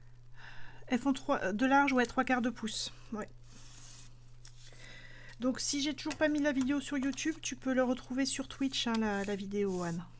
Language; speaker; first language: French; native; French